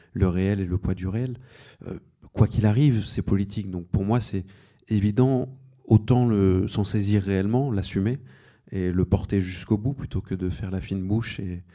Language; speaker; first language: French; native; French